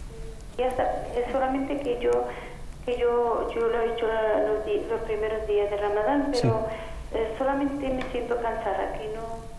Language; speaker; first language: Spanish; non-native, fluent; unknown